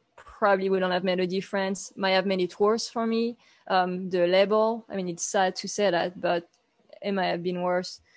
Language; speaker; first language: English; non-native, fluent; French